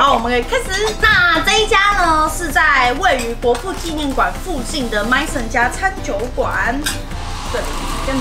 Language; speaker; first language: Chinese; native; Chinese